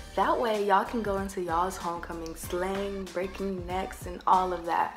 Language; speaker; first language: English; native; English